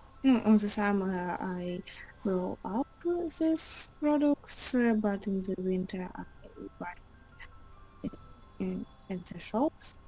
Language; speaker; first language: English; non-native, learner; Russian